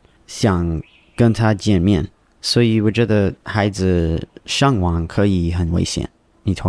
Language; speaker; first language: Chinese; non-native, learner; English